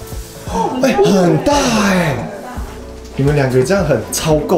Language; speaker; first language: Chinese; native; Chinese